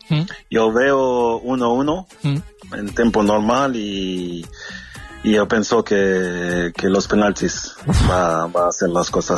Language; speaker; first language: Spanish; non-native, fluent; French